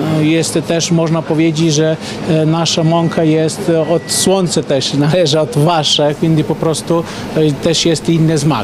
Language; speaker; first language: Polish; non-native, fluent; Italian